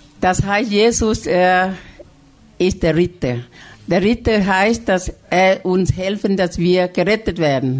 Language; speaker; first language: German; non-native, learner; Thai